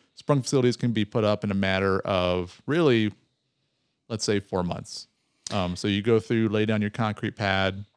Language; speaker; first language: English; native; English